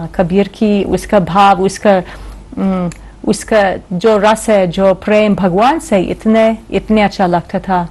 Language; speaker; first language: Hindi; non-native, learner; English